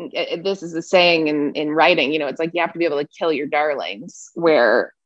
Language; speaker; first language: English; native; English